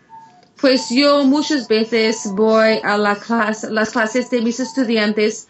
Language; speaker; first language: Spanish; non-native, fluent; English